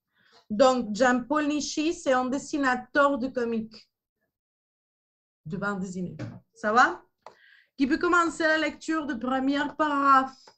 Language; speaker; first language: French; non-native, fluent; Spanish